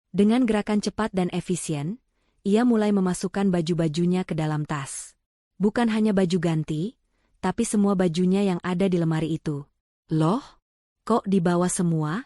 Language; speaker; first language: Indonesian; native; Indonesian